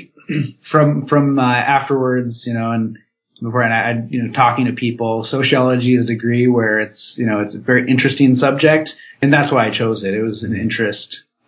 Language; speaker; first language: English; native; English